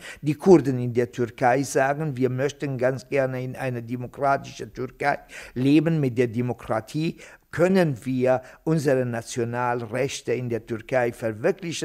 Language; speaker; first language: German; non-native, fluent; Kurdish